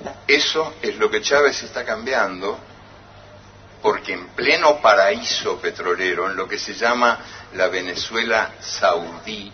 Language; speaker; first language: Spanish; native; Spanish